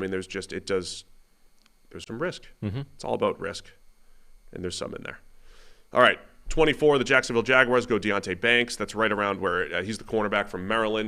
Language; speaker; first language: English; native; English